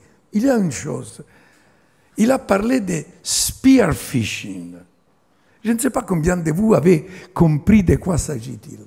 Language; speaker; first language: French; non-native, fluent; Italian